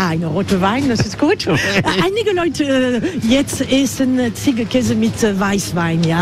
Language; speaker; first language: German; non-native, learner; French